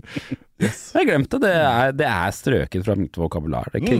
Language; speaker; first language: Norwegian; native; Norwegian